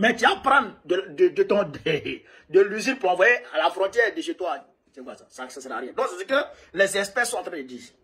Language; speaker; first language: French; non-native, local second language; Bambara